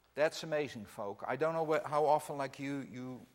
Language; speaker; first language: English; non-native, fluent; Dutch